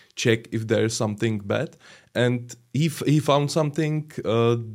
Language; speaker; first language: English; non-native, learner; Czech